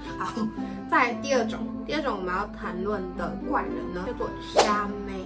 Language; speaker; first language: Chinese; native; Chinese